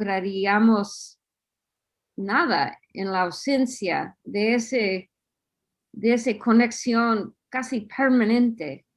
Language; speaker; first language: Spanish; non-native, fluent; English